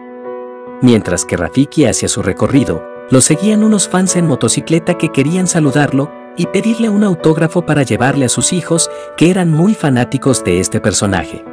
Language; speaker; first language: Spanish; native; Spanish